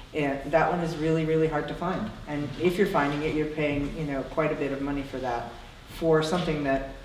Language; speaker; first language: English; native; English